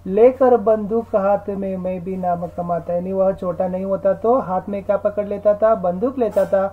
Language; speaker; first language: Hindi; non-native, local second language; Kannada